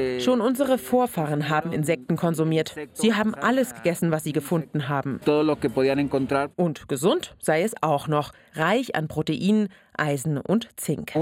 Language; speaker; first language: German; native; German